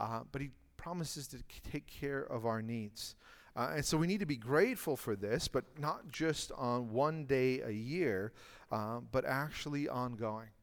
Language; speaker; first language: English; native; English